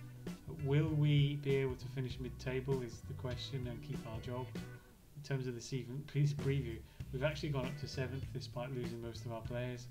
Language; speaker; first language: English; native; English